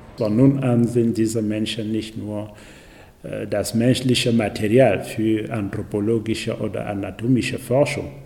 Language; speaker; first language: German; non-native, fluent; French